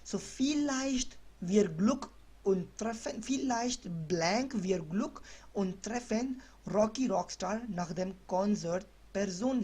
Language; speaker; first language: German; non-native, learner; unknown